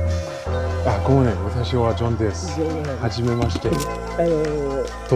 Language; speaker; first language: Japanese; non-native, learner; English